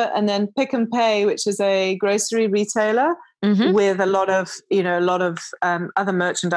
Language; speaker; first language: English; native; English